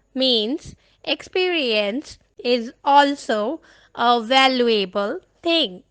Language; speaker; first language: English; non-native, local second language; Punjabi